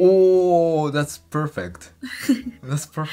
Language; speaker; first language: English; non-native, fluent; Japanese